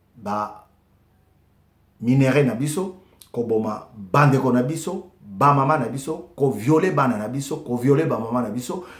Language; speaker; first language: Lingala; non-native, local second language; Luba-Lulua